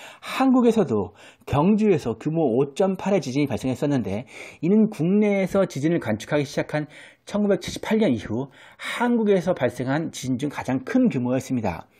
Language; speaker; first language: Korean; native; Korean